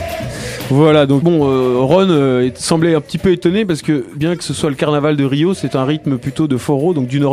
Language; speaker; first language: French; native; French